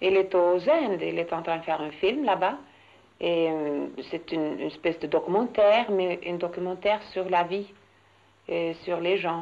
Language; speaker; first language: French; non-native, learner; Swedish